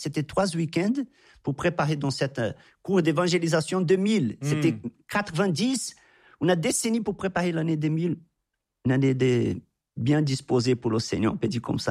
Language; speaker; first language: French; non-native, fluent; Portuguese